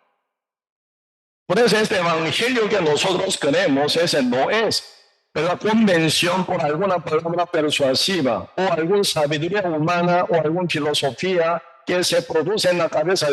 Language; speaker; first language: Spanish; non-native, learner; Korean